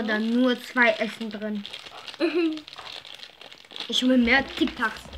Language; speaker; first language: German; native; German